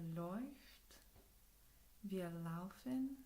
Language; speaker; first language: German; non-native, learner; English